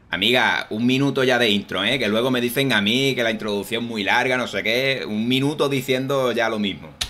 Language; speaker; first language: Spanish; native; Spanish